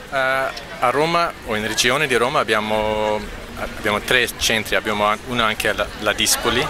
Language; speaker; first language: Italian; non-native, fluent; English